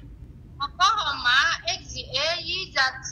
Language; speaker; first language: Cantonese; non-native, learner; Indonesian